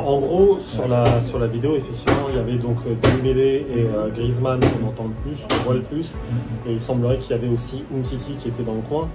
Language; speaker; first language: French; native; French